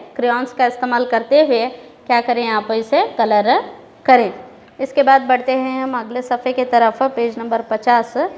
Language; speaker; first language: Hindi; native; Hindi